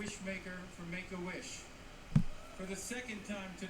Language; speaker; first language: English; native; English